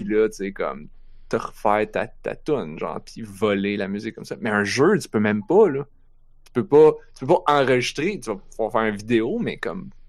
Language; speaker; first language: French; native; French